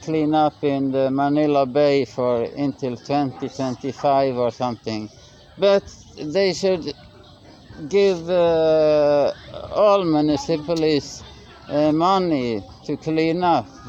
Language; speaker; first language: English; non-native, learner; Norwegian